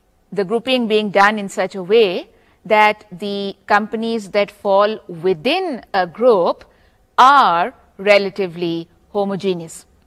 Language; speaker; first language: English; non-native, local second language; Urdu